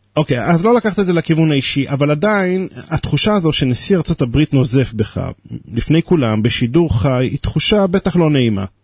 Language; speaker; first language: Hebrew; native; Hebrew